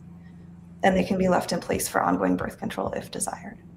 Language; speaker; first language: English; native; English